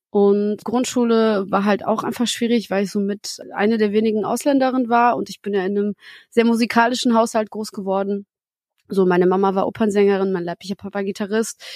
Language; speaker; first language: German; early bilingual, other home language; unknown